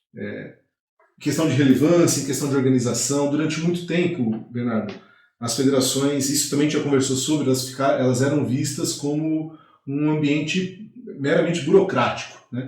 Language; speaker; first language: Portuguese; native; Portuguese